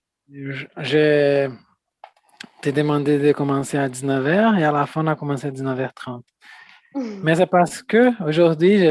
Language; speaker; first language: French; non-native, fluent; Portuguese